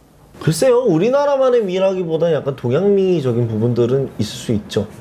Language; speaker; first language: Korean; native; Korean